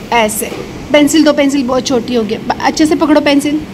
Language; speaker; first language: Hindi; non-native, local second language; Marathi